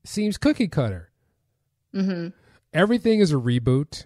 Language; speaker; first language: English; native; English